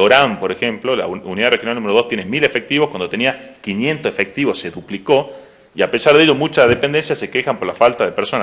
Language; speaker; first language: Spanish; native; Spanish